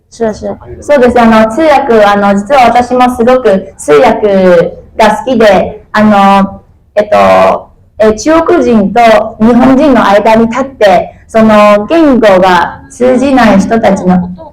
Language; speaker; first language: Japanese; non-native, fluent; Chinese